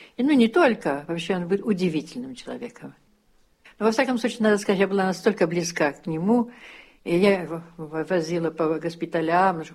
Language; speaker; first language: Russian; early bilingual, heritage; Russian